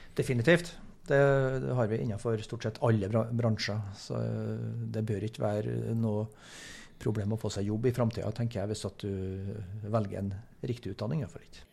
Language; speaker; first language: Norwegian; native; Norwegian